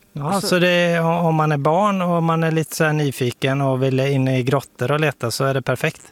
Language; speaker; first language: Swedish; native; Swedish